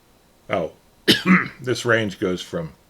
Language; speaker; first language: English; native; English